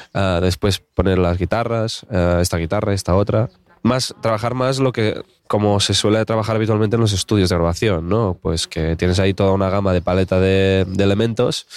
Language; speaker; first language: Spanish; native; Spanish